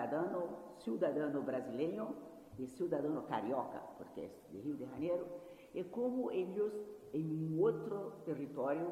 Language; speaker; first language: Spanish; non-native, fluent; Portuguese